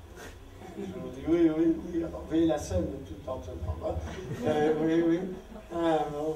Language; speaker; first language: French; native; French